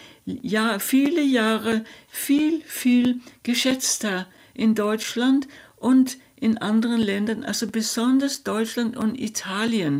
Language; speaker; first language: German; non-native, fluent; Danish